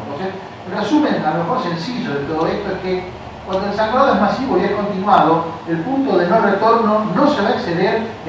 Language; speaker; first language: Spanish; native; Spanish